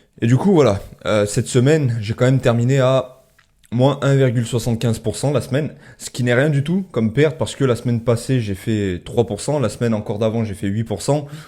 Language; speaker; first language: French; native; French